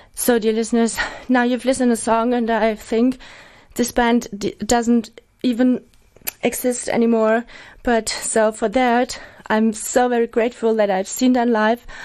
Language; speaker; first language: English; non-native, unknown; German